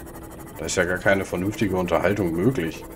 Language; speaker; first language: German; native; German